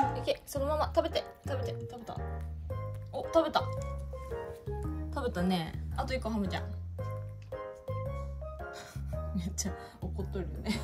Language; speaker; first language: Japanese; native; Japanese